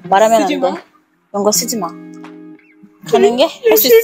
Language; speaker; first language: Korean; non-native, fluent; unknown